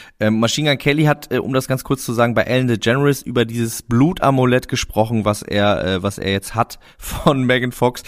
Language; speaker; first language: German; native; German